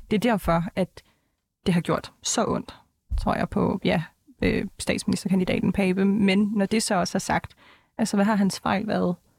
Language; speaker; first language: Danish; early bilingual, other home language; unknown